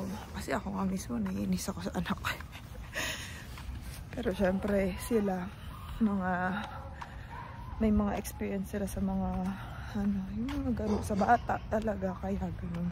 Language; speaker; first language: Filipino; native; Filipino